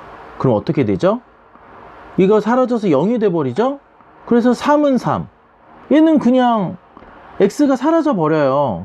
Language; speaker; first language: Korean; native; Korean